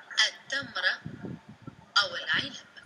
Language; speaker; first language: Arabic; non-native, learner; Indonesian